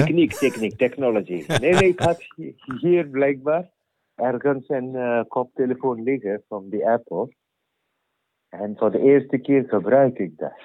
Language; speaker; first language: Dutch; non-native, learner; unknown